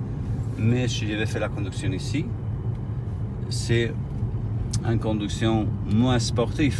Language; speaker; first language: French; non-native, learner; Spanish